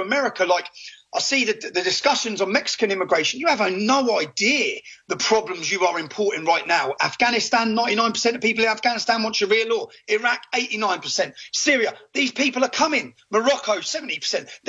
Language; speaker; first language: English; native; English